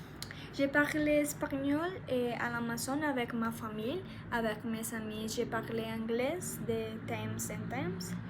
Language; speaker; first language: French; non-native, learner; Spanish